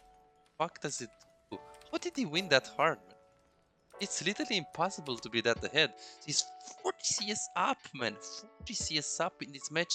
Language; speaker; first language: English; non-native, fluent; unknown